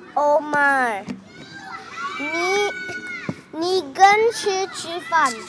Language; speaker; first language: Chinese; non-native, learner; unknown